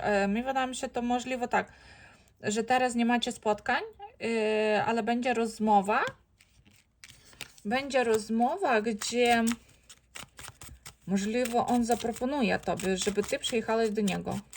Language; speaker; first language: Polish; non-native, fluent; Ukrainian